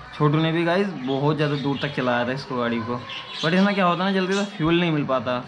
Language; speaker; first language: Hindi; native; Hindi